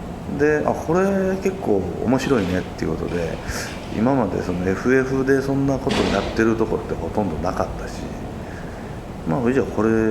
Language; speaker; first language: Japanese; native; Japanese